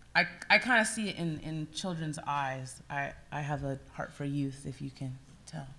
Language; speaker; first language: English; native; English